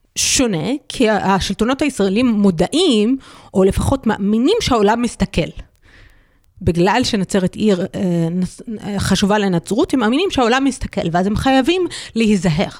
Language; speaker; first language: Hebrew; non-native, local second language; Arabic